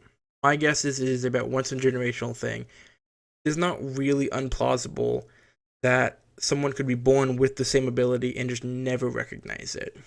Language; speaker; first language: English; native; English